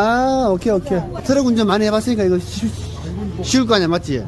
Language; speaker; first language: Korean; native; Korean